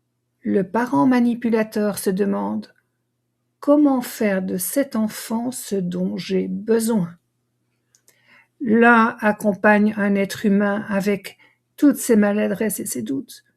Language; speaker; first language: French; native; French